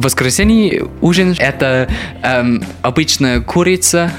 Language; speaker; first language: Russian; non-native, learner; English